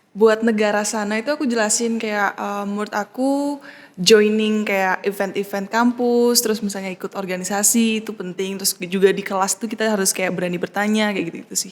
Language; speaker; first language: Indonesian; native; Indonesian